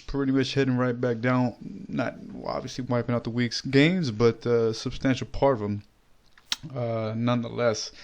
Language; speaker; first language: English; native; English